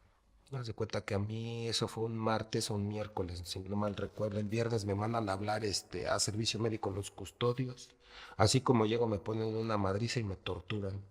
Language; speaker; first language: Spanish; native; Spanish